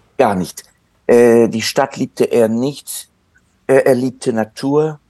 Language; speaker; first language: German; non-native, fluent; French